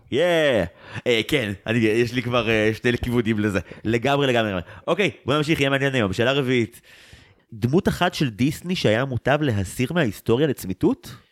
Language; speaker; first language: Hebrew; native; Hebrew